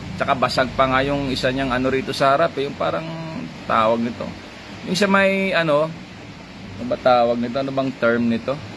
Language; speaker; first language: Filipino; non-native, local second language; Hiligaynon